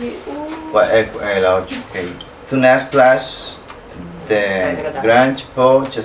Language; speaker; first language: French; non-native, learner; Spanish